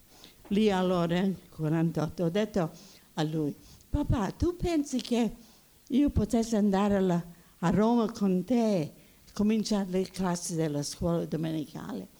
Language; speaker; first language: Italian; early bilingual, heritage; Italian